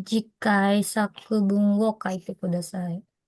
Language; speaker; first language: Japanese; non-native, learner; Filipino